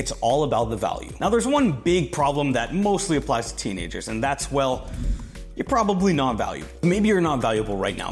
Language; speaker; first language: English; native; English